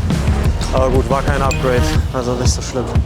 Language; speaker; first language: German; native; German